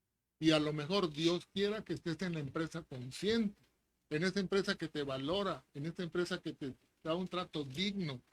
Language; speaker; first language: Spanish; native; Spanish